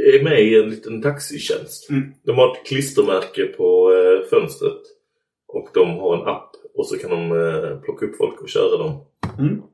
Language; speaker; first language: Swedish; native; Swedish